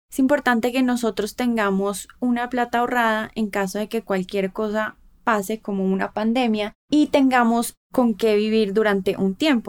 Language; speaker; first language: Spanish; native; Spanish